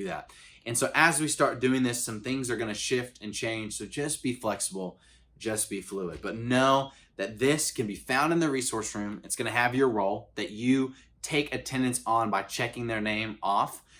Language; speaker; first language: English; native; English